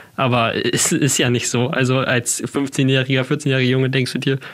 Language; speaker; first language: German; native; German